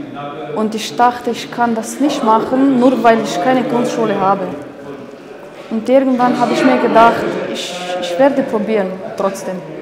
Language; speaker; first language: German; non-native, fluent; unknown